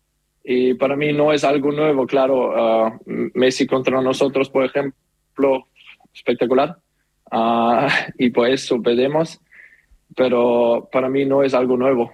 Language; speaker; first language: Spanish; non-native, learner; German